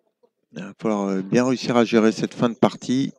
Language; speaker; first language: French; native; French